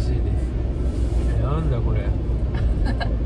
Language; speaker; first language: Japanese; native; Japanese